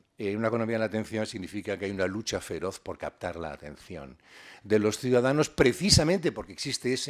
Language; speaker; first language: Spanish; native; Spanish